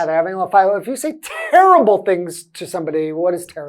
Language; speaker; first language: English; native; English